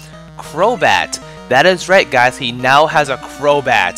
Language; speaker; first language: English; native; English